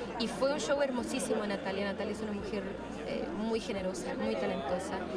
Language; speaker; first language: Spanish; native; Spanish